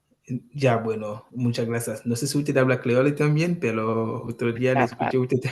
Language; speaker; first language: Spanish; non-native, learner; Haitian Creole